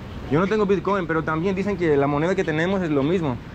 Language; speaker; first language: Spanish; non-native, fluent; Greek